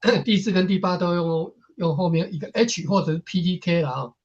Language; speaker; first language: Chinese; native; Chinese